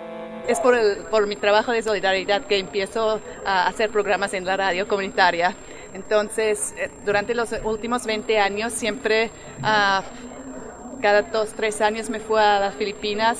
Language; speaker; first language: Spanish; non-native, fluent; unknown